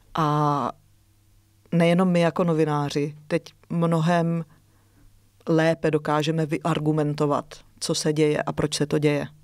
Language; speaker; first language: Czech; native; Czech